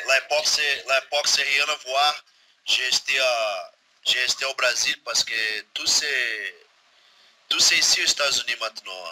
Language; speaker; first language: French; non-native, learner; Portuguese